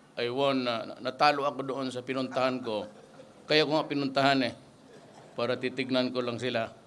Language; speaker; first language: Filipino; non-native, local second language; Cebuano